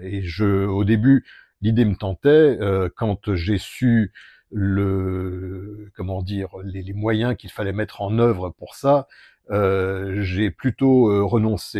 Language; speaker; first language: French; native; French